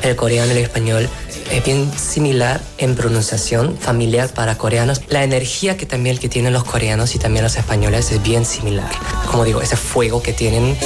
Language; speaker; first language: Spanish; non-native, fluent; Korean